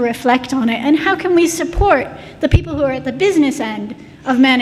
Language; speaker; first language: English; native; English